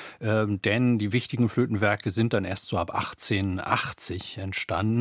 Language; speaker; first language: German; native; German